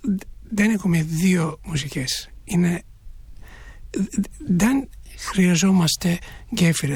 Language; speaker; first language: Greek; non-native, fluent; Turkish